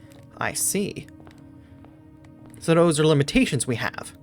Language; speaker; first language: English; native; English